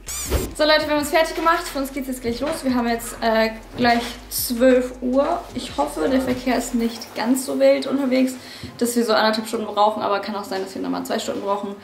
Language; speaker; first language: German; native; German